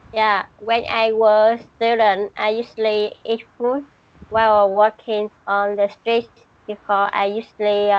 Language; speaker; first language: English; non-native, learner; Vietnamese